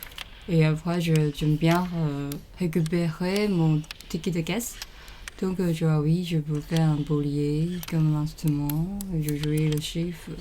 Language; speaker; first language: French; non-native, learner; Chinese